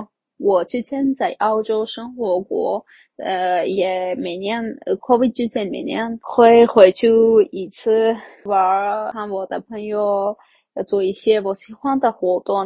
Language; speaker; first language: Chinese; non-native, fluent; Armenian